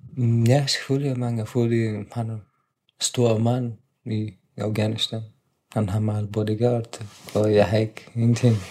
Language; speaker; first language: Danish; non-native, learner; Persian